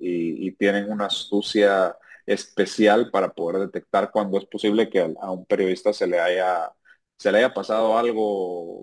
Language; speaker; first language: Spanish; native; Spanish